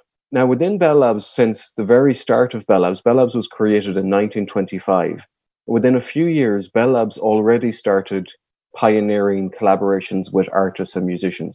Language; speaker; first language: English; native; English